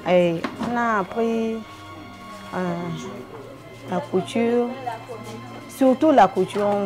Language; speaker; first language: French; non-native, local second language; Sango